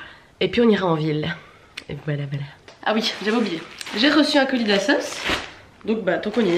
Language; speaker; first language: French; native; French